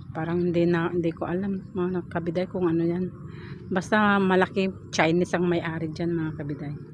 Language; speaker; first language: Filipino; non-native, local second language; Iloko